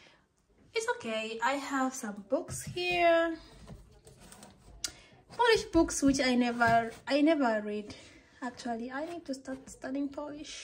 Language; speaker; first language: English; non-native, local second language; Swahili